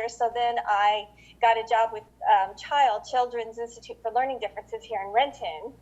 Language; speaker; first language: English; native; English